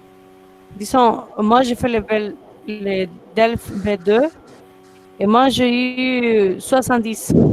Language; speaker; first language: French; non-native, fluent; Spanish